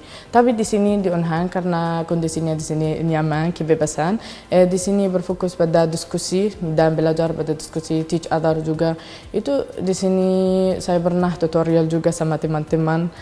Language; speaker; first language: Indonesian; non-native, learner; Arabic